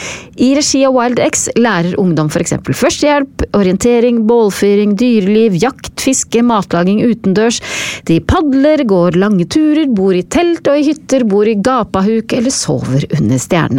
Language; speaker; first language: Norwegian; native; Norwegian